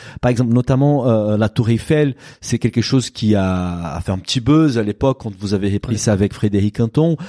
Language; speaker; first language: French; non-native, fluent; Portuguese